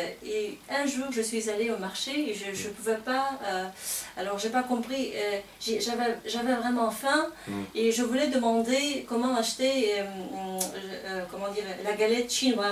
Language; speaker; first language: French; non-native, fluent; Kazakh